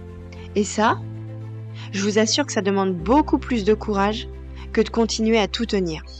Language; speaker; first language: French; native; French